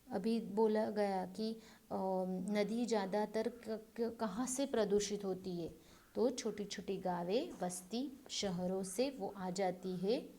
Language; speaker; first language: Hindi; non-native, local second language; Marathi